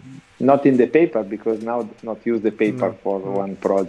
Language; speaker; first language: English; non-native, learner; Italian